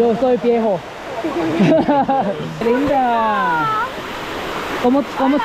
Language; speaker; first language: Spanish; non-native, learner; Korean